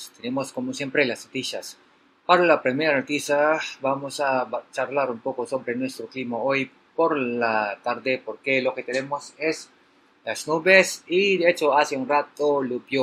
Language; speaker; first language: Spanish; non-native, learner; Filipino